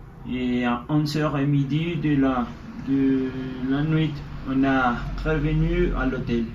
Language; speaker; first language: French; non-native, learner; Spanish